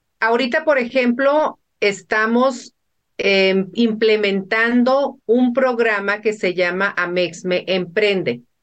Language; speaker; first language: Spanish; native; Spanish